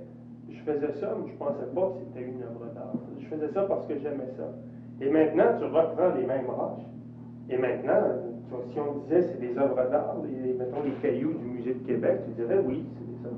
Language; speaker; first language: French; native; French